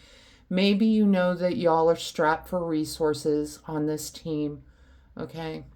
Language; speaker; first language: English; native; English